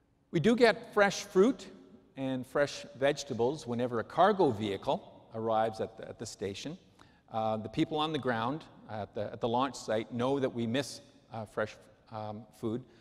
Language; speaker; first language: English; native; English